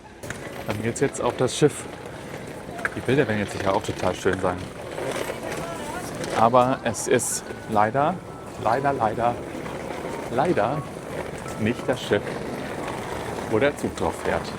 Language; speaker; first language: German; native; German